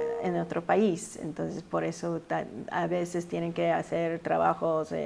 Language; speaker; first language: Spanish; early bilingual, heritage; Spanish